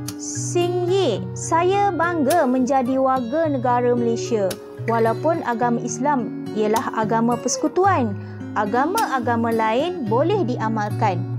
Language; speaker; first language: Malay; native; Malay